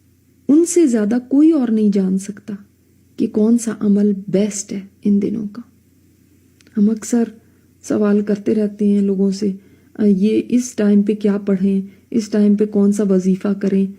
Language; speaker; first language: Urdu; native; Urdu